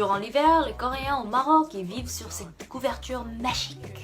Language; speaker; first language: French; non-native, fluent; Korean